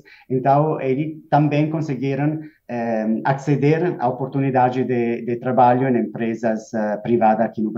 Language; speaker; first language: Portuguese; non-native, fluent; Spanish